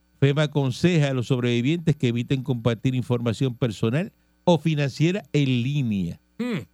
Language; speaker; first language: Spanish; native; Spanish